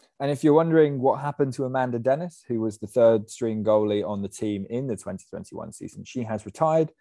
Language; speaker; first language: English; native; English